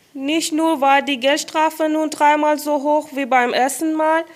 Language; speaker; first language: German; non-native, fluent; Persian